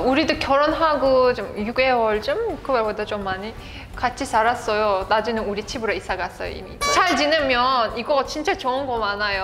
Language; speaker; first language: Korean; non-native, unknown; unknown